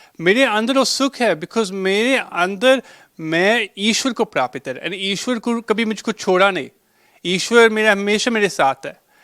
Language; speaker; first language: Hindi; early bilingual, heritage; Hindi